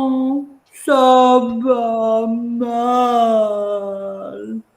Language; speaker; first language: French; non-native, fluent; English